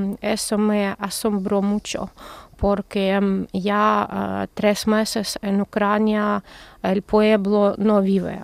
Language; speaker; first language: Spanish; non-native, learner; Ukrainian